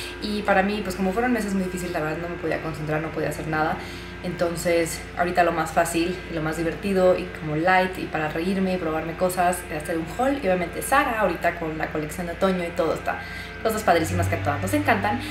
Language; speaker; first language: Spanish; native; Spanish